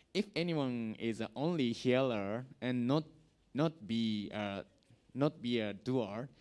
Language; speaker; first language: English; non-native, learner; Japanese